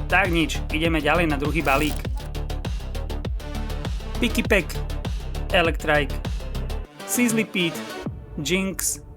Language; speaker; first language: Slovak; native; Slovak